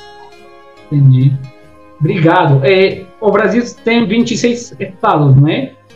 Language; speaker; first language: Portuguese; non-native, fluent; Spanish